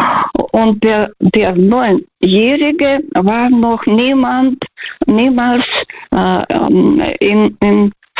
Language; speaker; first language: German; non-native, fluent; Russian